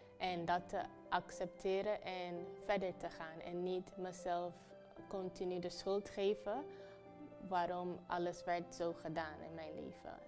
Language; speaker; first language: Dutch; non-native, local second language; Papiamento